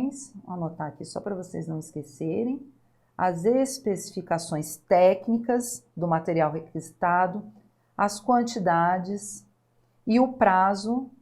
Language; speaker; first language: Portuguese; native; Portuguese